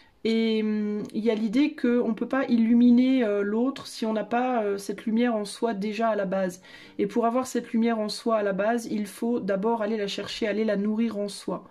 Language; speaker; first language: French; native; French